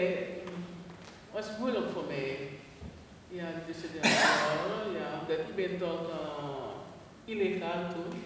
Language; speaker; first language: Dutch; non-native, learner; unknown